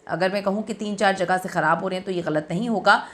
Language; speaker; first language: Urdu; native; Urdu